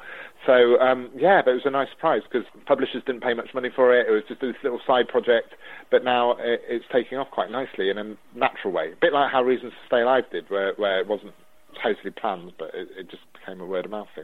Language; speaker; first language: English; native; English